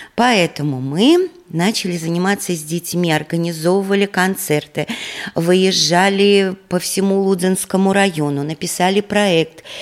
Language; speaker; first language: Russian; native; Russian